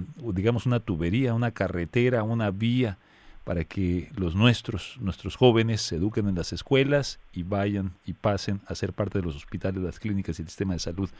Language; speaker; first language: Spanish; native; Spanish